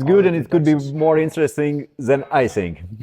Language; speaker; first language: English; non-native, fluent; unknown